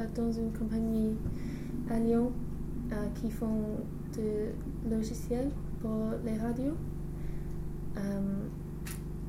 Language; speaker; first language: French; non-native, learner; English